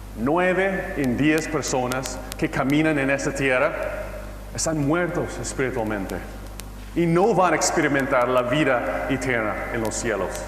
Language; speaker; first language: Spanish; non-native, fluent; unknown